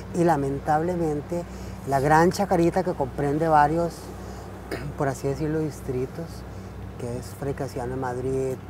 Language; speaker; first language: Spanish; native; Spanish